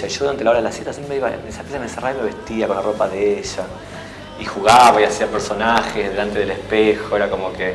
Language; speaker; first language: Spanish; native; Spanish